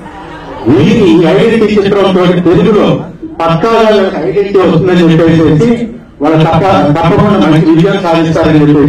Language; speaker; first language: Telugu; native; Telugu